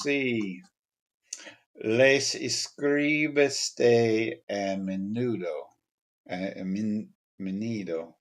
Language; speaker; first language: Spanish; non-native, learner; English